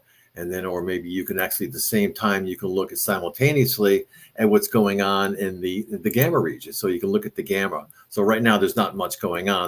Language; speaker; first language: English; native; English